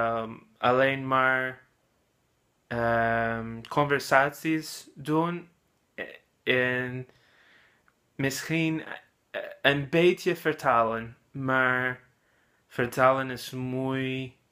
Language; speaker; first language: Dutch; non-native, learner; English